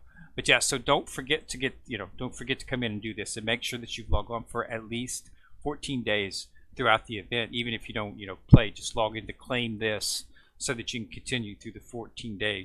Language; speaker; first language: English; native; English